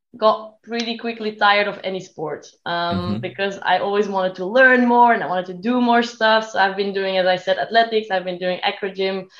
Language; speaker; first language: English; non-native, fluent; Dutch